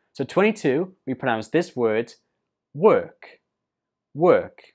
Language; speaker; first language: English; native; English